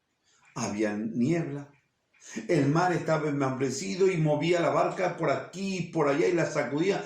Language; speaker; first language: Spanish; native; Spanish